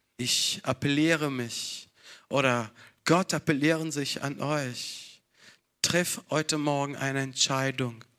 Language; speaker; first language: German; non-native, fluent; Italian